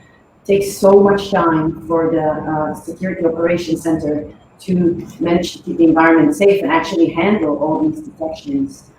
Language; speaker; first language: English; non-native, fluent; Hebrew